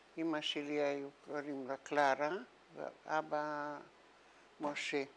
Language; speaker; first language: Hebrew; non-native, fluent; Yiddish